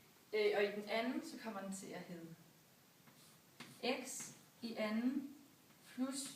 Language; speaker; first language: Danish; native; Danish